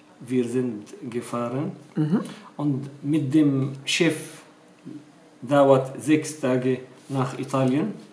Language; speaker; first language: German; non-native, learner; Arabic